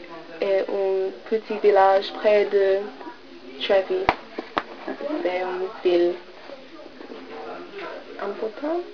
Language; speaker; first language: French; non-native, learner; English